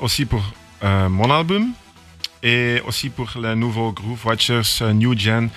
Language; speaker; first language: French; non-native, learner; Dutch